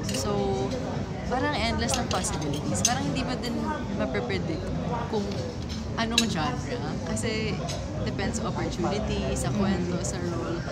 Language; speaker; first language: Filipino; native; Filipino